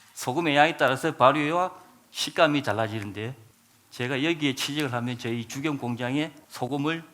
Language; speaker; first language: Korean; native; Korean